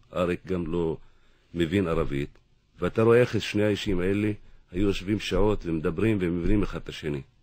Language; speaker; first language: Hebrew; non-native, local second language; Arabic